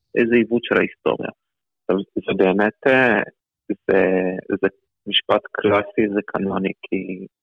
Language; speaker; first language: Hebrew; early bilingual, other home language; Russian